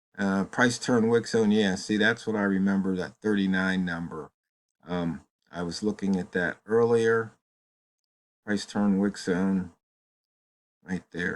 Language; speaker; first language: English; native; English